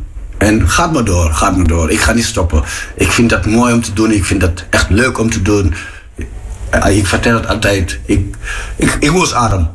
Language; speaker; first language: Dutch; non-native, fluent; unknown